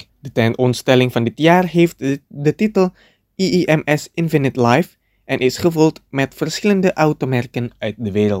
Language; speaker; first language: Dutch; non-native, fluent; Indonesian